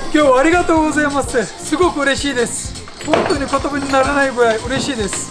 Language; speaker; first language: Japanese; non-native, fluent; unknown